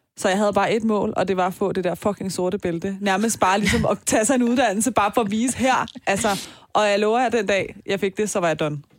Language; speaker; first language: Danish; early bilingual, other home language; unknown